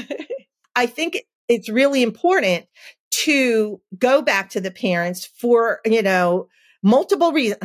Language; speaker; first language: English; native; English